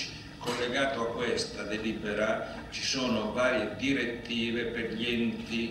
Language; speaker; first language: Italian; native; Italian